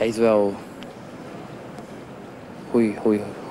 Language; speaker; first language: Dutch; non-native, learner; Portuguese